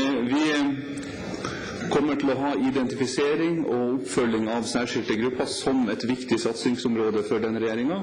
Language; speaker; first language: Norwegian; native; Norwegian